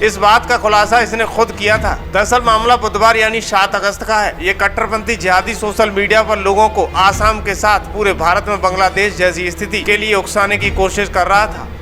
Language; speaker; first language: Hindi; native; Hindi